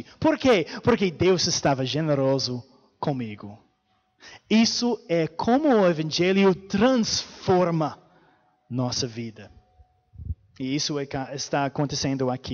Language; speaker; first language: Portuguese; non-native, fluent; English